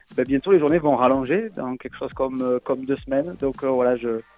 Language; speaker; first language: French; native; French